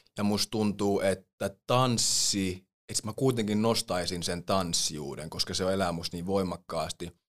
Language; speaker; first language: Finnish; early bilingual, other home language; English